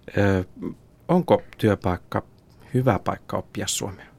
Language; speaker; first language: Finnish; native; Finnish